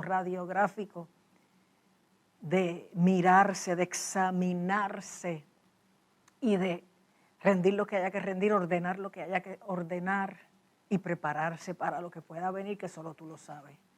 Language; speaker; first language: Spanish; native; Spanish